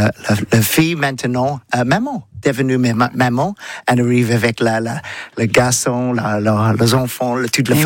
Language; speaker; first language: French; non-native, learner; English